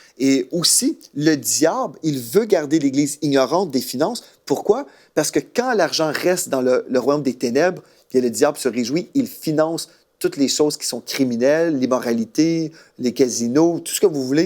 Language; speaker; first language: French; native; French